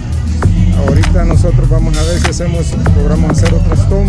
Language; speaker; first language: Spanish; native; Spanish